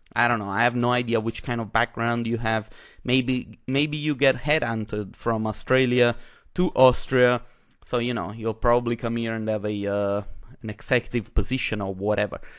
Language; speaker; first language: English; non-native, fluent; Italian